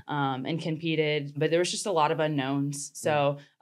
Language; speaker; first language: English; native; English